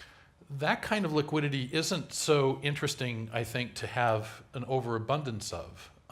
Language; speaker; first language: English; native; English